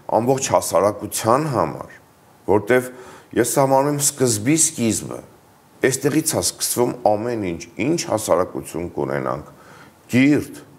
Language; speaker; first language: Armenian; native; Armenian